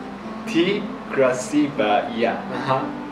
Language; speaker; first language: English; non-native, learner; Japanese